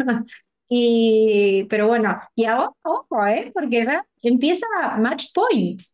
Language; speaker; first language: Spanish; native; Spanish